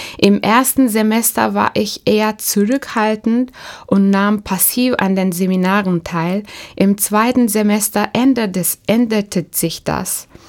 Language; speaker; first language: German; non-native, fluent; Turkish